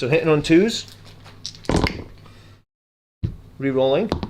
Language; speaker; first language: English; native; English